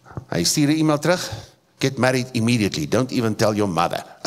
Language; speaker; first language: English; non-native, local second language; Afrikaans